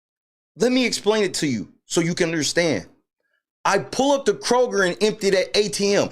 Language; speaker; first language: English; native; English